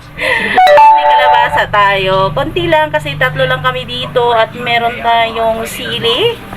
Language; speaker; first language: Filipino; non-native, local second language; Cebuano